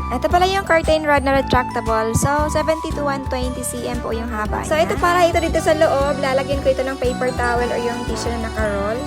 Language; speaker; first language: Filipino; non-native, local second language; Cebuano